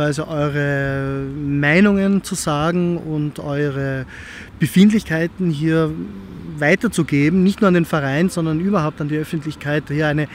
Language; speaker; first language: German; native; German